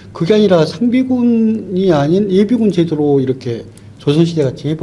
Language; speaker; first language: Korean; native; Korean